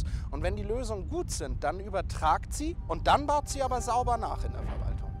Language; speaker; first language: German; native; German